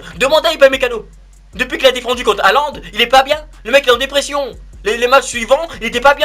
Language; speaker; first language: French; native; French